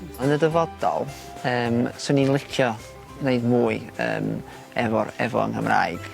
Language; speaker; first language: Welsh; non-native, fluent; English